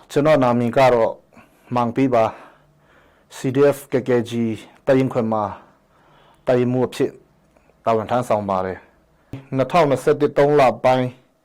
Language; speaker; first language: Burmese; non-native, local second language; Hakha Chin